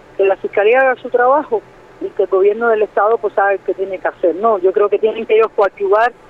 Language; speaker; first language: Spanish; native; Spanish